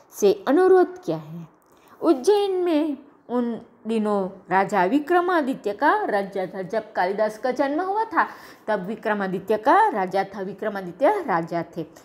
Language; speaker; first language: Hindi; non-native, local second language; Gujarati